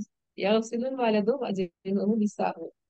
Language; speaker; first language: Arabic; non-native, learner; Malayalam